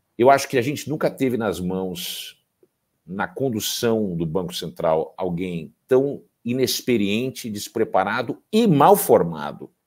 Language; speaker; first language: Portuguese; early bilingual, heritage; Portuguese